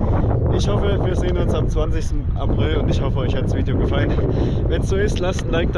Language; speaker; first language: German; native; German